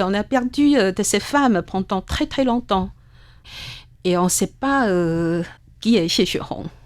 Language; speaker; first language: French; non-native, fluent; Chinese